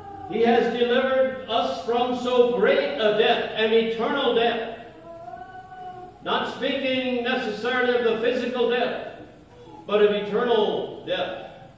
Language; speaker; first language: English; native; English